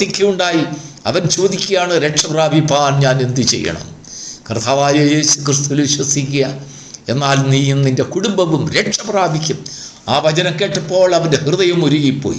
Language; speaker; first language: Malayalam; native; Malayalam